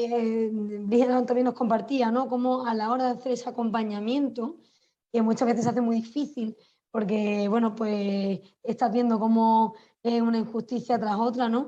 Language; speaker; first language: Spanish; native; Spanish